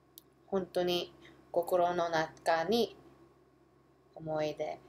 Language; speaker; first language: Japanese; early bilingual, heritage; English